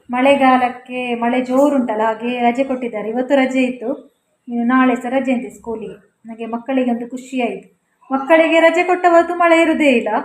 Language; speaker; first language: Kannada; non-native, local second language; Tulu